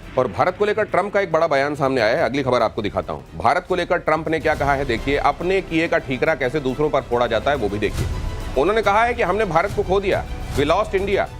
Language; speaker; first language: Hindi; native; Hindi